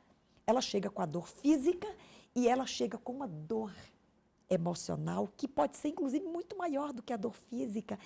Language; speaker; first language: Portuguese; native; Portuguese